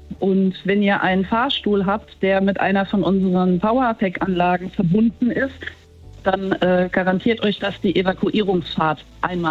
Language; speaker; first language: German; native; German